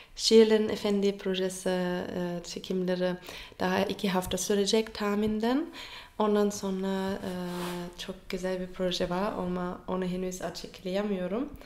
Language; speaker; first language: Turkish; non-native, fluent; German